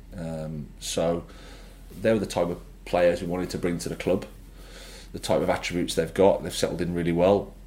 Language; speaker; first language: English; native; English